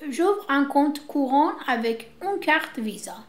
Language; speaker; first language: French; non-native, fluent; Persian